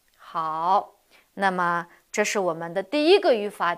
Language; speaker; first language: Chinese; non-native, local second language; Uyghur